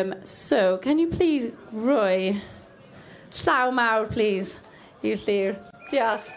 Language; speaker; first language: Welsh; non-native, learner; English